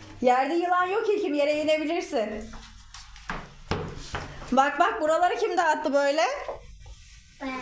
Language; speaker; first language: Turkish; native; Turkish